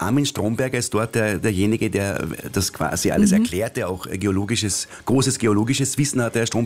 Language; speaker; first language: German; native; German